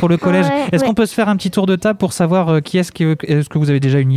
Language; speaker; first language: French; native; French